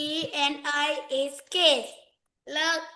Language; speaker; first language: English; non-native, learner; Vietnamese